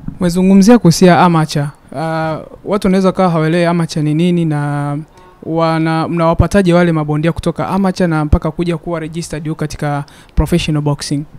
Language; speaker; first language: Swahili; native; Swahili